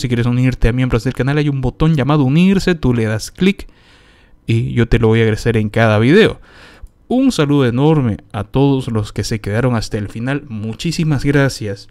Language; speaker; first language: Spanish; native; Spanish